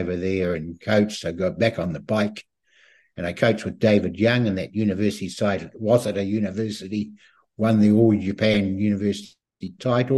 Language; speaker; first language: English; native; English